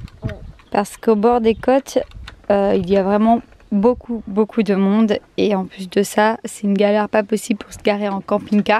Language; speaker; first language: French; native; French